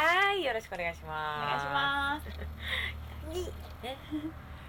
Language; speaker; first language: Japanese; native; Japanese